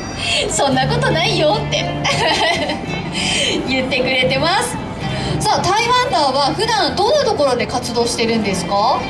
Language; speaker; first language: Japanese; native; Japanese